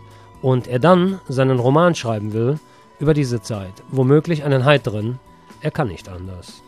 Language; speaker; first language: German; native; German